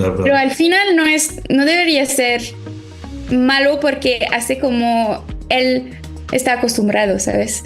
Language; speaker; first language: Spanish; non-native, fluent; French